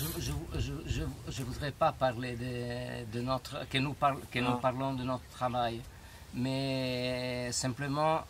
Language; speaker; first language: French; non-native, fluent; Italian